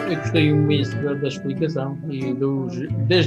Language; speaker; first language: Portuguese; native; Portuguese